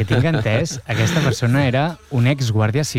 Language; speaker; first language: Catalan; native; Catalan